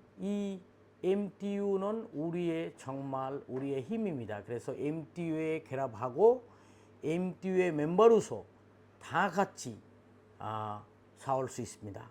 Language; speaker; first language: Korean; non-native, learner; Bangla